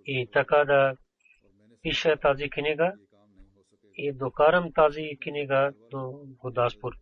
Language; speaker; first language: Bulgarian; non-native, learner; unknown